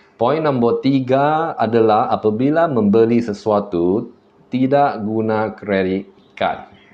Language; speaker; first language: Malay; non-native, local second language; Chinese